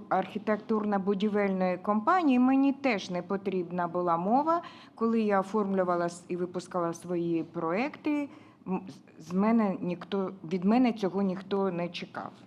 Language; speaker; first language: Ukrainian; non-native, local second language; Russian